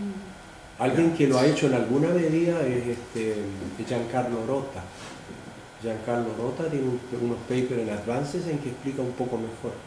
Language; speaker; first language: Spanish; native; Spanish